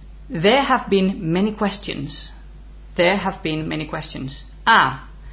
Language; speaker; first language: English; non-native, fluent; Spanish